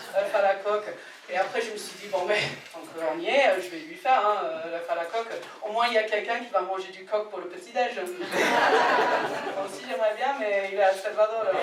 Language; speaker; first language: French; non-native, fluent; English